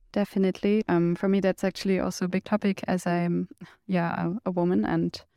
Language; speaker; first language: English; non-native, fluent; German